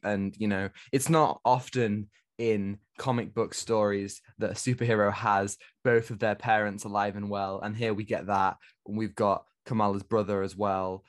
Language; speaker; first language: English; native; English